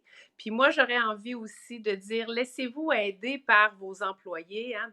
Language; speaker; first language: French; native; French